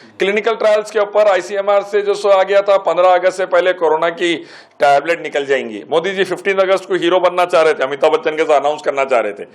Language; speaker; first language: Urdu; native; Urdu